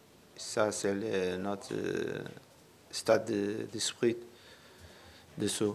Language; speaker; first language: French; non-native, learner; Portuguese